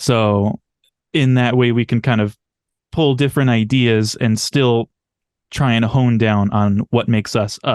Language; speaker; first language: English; native; English